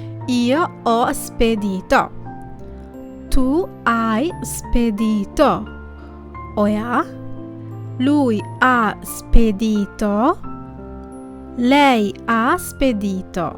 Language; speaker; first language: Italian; non-native, fluent; Sinhala